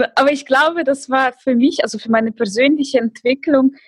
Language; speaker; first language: German; early bilingual, other home language; Russian